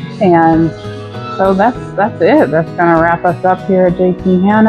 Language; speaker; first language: English; native; English